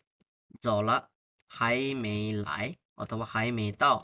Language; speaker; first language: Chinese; non-native, fluent; Bangla